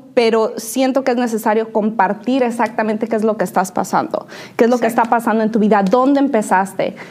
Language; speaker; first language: Spanish; native; Spanish